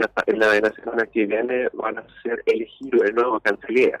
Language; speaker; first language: Spanish; non-native, fluent; German